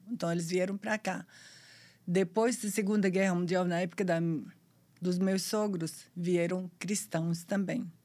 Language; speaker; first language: Portuguese; non-native, fluent; Arabic